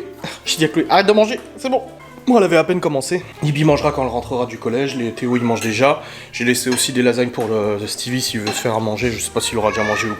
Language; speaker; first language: French; native; French